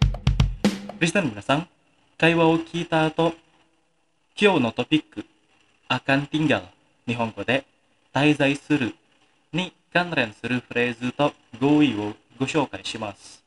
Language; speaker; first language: Japanese; non-native, fluent; Indonesian